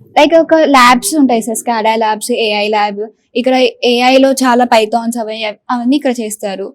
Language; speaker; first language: Telugu; native; Telugu